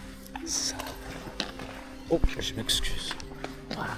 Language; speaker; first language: French; non-native, learner; English